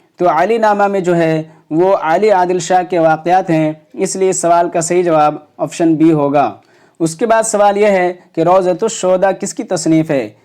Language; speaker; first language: Urdu; native; Urdu